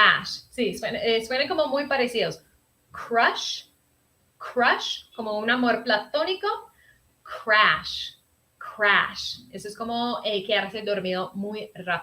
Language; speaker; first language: Spanish; early bilingual, heritage; Spanish